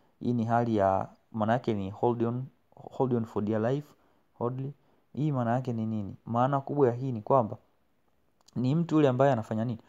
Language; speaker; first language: Swahili; native; Swahili